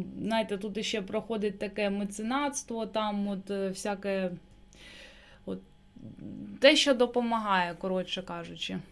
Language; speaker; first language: Ukrainian; non-native, local second language; Russian